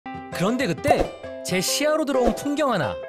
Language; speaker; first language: Korean; native; Korean